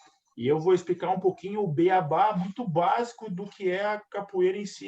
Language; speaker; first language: Portuguese; native; Portuguese